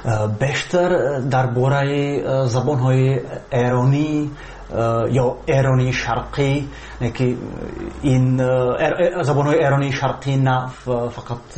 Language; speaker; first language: Tajik; non-native, fluent; Czech